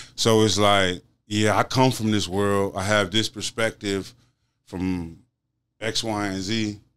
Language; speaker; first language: English; native; English